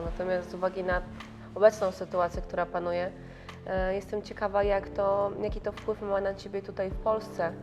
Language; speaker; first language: Polish; native; Polish